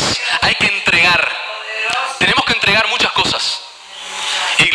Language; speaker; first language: Spanish; native; Spanish